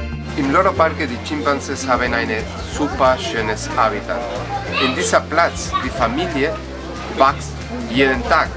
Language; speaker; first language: German; non-native, learner; Spanish